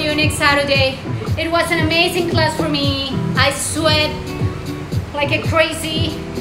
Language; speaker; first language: English; non-native, fluent; Spanish